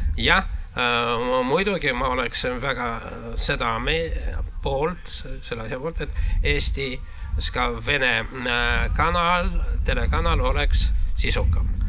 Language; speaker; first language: Estonian; non-native, local second language; Russian